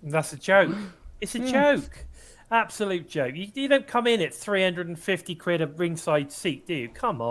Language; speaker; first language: English; native; English